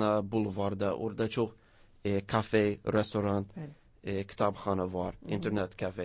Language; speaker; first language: Azerbaijani; non-native, learner; English